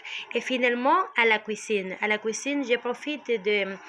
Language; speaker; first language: French; non-native, learner; Spanish